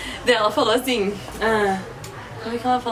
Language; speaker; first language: Portuguese; native; Portuguese